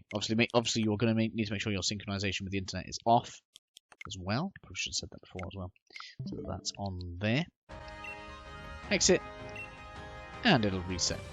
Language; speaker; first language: English; native; English